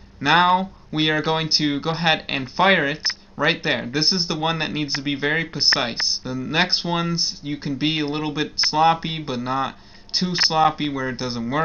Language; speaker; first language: English; native; English